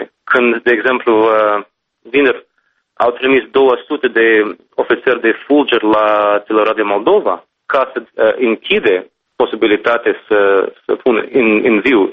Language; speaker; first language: Romanian; non-native, fluent; English